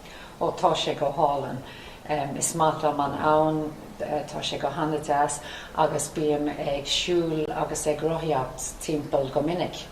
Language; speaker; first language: Irish; non-native, local second language; English